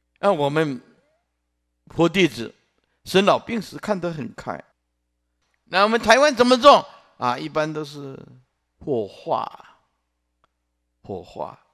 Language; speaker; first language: Chinese; non-native, local second language; Min Nan Chinese